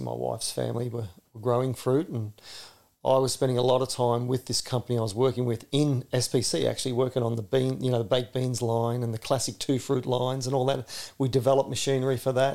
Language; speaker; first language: English; native; English